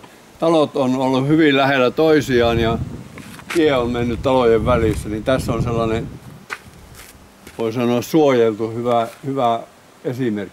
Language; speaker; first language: Finnish; native; Finnish